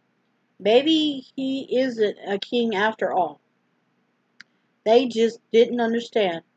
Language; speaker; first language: English; native; English